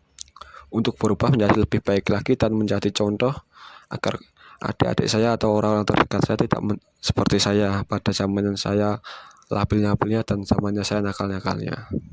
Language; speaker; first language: Indonesian; native; Indonesian